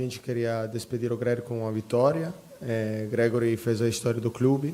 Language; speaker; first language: Portuguese; non-native, fluent; Italian